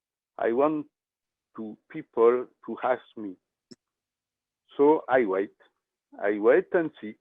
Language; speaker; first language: English; non-native, learner; French